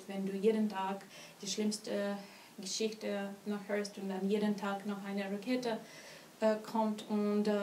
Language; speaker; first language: German; non-native, learner; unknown